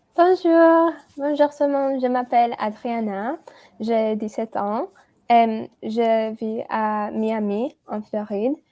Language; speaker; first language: French; non-native, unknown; English